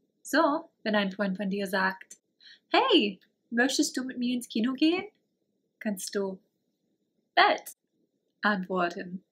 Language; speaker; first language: German; non-native, fluent; English